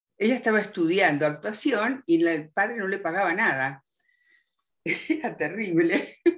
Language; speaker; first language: Spanish; early bilingual, other home language; German